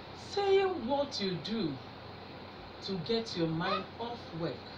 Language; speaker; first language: English; non-native, local second language; Igbo